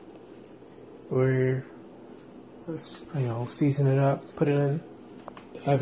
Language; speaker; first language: English; native; English